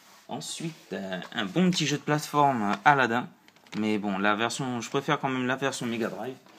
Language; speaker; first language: French; native; French